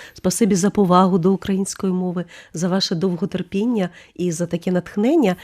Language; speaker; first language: Ukrainian; native; Ukrainian